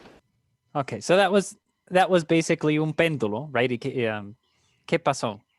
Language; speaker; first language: Spanish; non-native, fluent; English